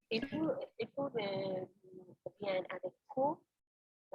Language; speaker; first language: French; non-native, learner; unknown